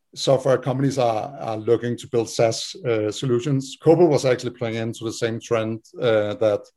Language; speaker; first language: English; non-native, fluent; Danish